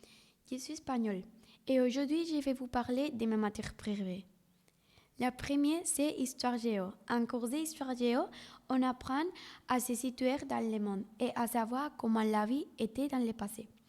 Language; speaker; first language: French; non-native, fluent; Spanish